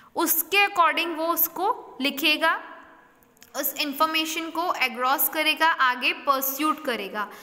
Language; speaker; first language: Hindi; native; Hindi